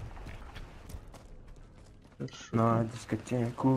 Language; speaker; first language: Russian; non-native, local second language; Latvian